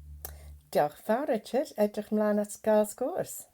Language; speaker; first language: Welsh; non-native, fluent; English